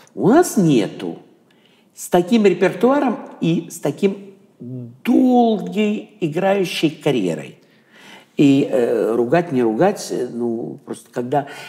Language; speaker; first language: Russian; native; Russian